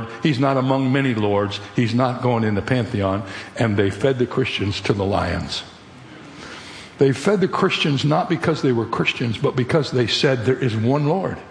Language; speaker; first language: English; native; English